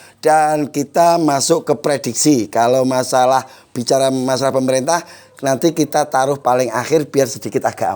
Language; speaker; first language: Indonesian; native; Indonesian